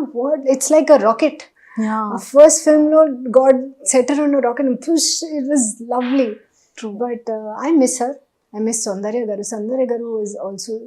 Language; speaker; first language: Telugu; non-native, local second language; Hindi